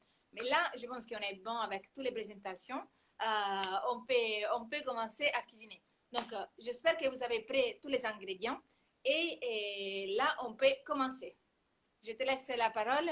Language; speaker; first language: French; non-native, fluent; Italian